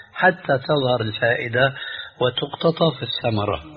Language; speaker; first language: Arabic; early bilingual, other home language; Albanian